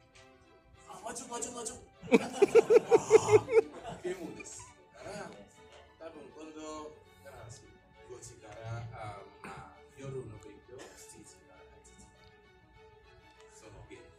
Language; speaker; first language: Japanese; non-native, learner; Indonesian